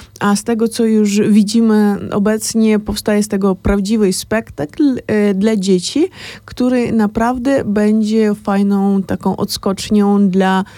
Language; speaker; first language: Polish; non-native, fluent; Ukrainian